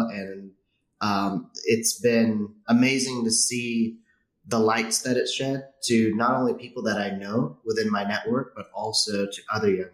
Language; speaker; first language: English; native; English